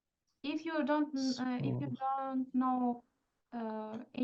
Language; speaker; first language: English; non-native, fluent; Russian